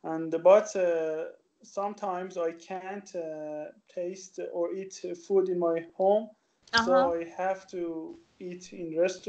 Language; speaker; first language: English; non-native, learner; Persian